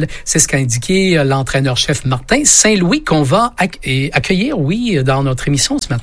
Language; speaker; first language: French; native; French